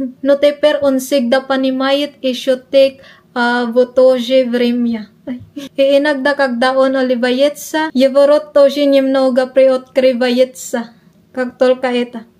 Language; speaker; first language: Russian; non-native, learner; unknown